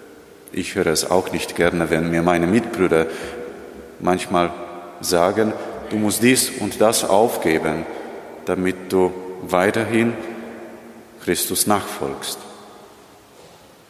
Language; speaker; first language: German; non-native, fluent; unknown